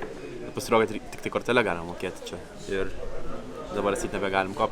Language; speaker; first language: Lithuanian; native; Lithuanian